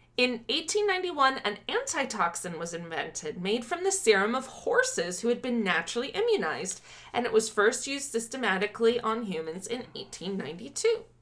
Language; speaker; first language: English; native; English